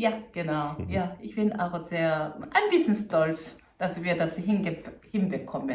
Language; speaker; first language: German; non-native, fluent; Korean